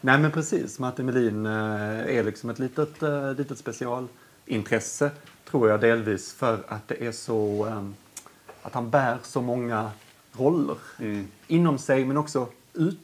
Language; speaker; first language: Swedish; native; Swedish